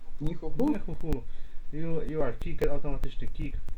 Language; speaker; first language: Polish; native; Polish